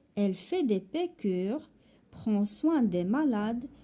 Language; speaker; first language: French; non-native, local second language; Arabic